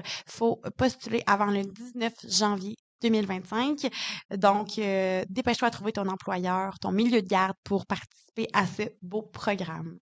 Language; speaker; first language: French; native; French